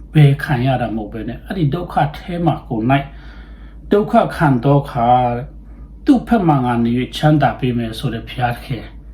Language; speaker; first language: Burmese; non-native, local second language; Tedim Chin